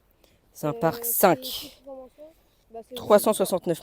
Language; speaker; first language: French; native; French